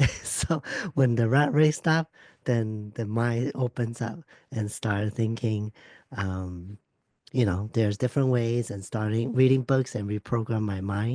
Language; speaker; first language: English; non-native, fluent; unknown